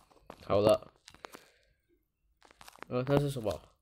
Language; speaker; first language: Chinese; early bilingual, heritage; Chinese